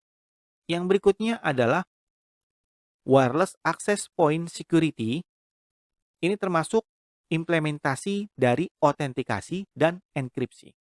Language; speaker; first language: Indonesian; native; Indonesian